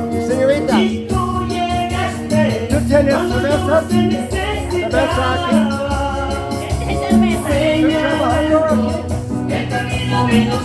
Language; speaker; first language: Spanish; non-native, learner; English